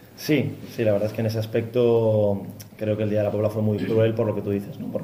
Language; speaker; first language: Spanish; non-native, local second language; Catalan